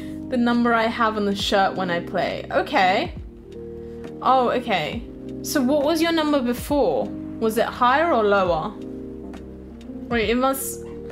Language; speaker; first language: English; early bilingual, other home language; Turkish